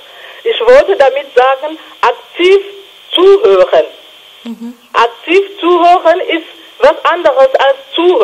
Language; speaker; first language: German; non-native, fluent; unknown